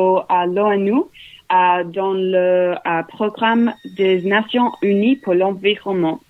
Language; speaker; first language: French; non-native, learner; English